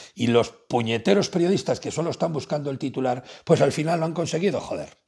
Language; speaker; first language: Spanish; native; Spanish